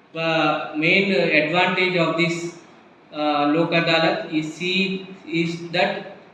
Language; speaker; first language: English; non-native, local second language; Telugu